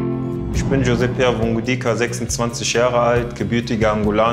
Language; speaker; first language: German; early bilingual, other home language; Portuguese